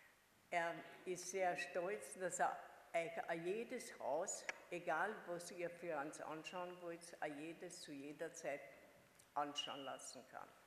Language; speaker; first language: German; non-native, fluent; Hungarian